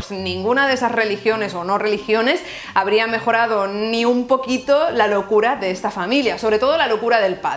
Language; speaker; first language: Spanish; native; Spanish